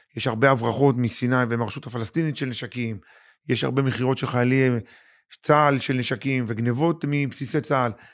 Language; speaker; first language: Hebrew; native; Hebrew